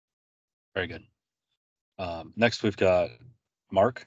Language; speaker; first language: English; native; English